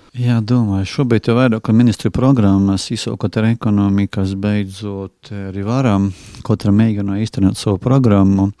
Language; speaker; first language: Latvian; non-native, local second language; Russian